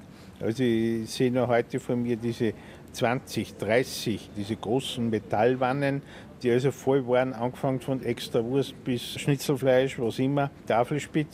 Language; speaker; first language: German; native; German